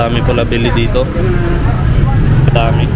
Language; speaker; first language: Filipino; non-native, learner; Hindi